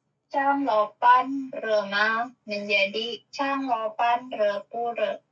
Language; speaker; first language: Chinese; non-native, learner; Indonesian